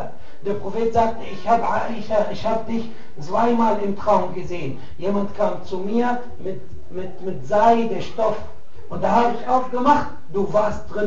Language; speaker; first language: German; non-native, fluent; Arabic